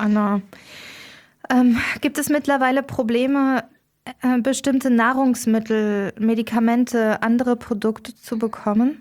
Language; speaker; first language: German; native; German